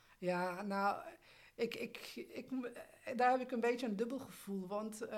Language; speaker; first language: Dutch; early bilingual, other home language; Albanian